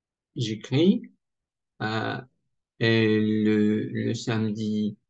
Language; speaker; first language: French; non-native, learner; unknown